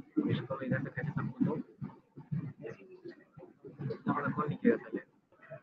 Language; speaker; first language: Hindi; native; Hindi